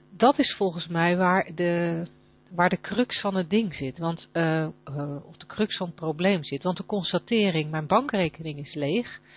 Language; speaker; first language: Dutch; native; Dutch